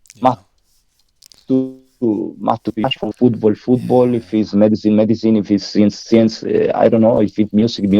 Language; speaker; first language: English; non-native, learner; Spanish